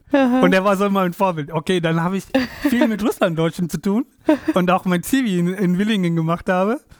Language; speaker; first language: German; non-native, fluent; Tamil